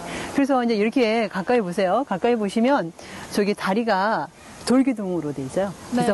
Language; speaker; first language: Korean; native; Korean